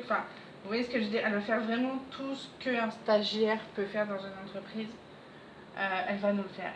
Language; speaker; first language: French; native; French